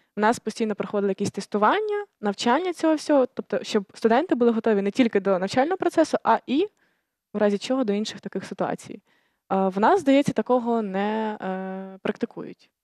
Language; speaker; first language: Ukrainian; native; Ukrainian